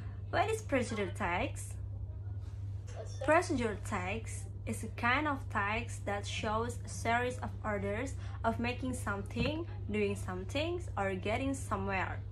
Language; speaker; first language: English; non-native, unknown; Indonesian